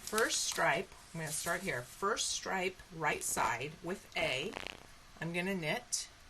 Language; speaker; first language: English; native; English